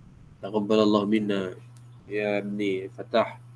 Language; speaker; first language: Arabic; non-native, fluent; Malay